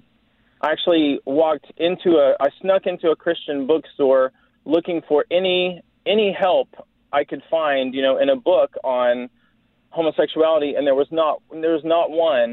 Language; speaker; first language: English; native; English